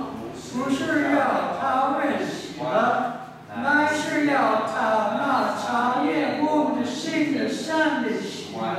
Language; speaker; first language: Chinese; non-native, learner; English